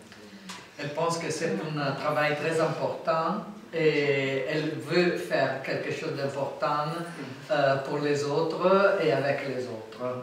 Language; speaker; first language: French; non-native, fluent; Italian